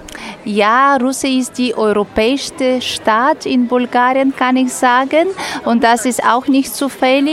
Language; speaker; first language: German; non-native, fluent; Bulgarian